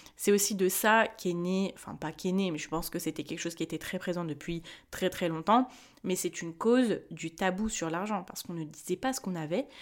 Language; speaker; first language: French; early bilingual, other home language; Spanish